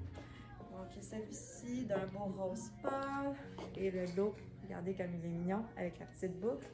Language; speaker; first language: French; native; French